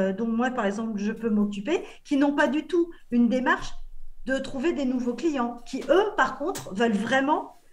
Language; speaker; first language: French; native; French